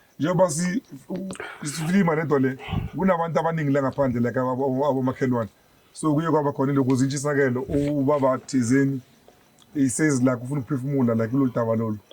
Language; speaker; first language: Zulu; native; Zulu